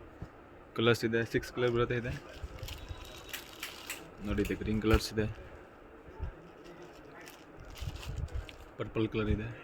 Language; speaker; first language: Kannada; non-native, local second language; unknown